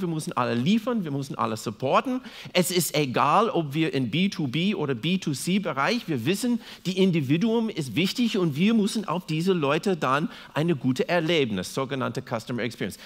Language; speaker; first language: German; non-native, fluent; English